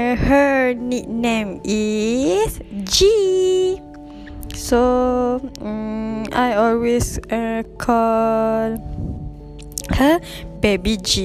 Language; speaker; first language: English; non-native, learner; Malay